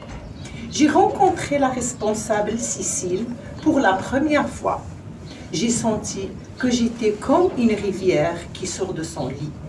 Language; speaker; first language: French; non-native, learner; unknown